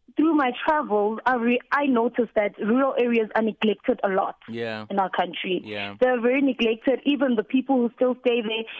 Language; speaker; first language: English; non-native, local second language; Southern Sotho